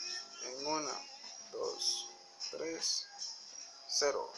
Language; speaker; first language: Spanish; native; Spanish